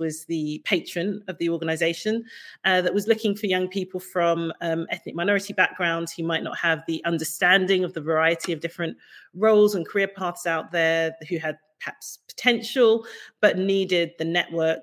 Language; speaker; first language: English; native; English